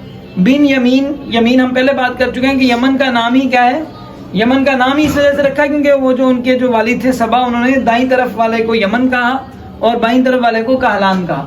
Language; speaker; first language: Urdu; native; Urdu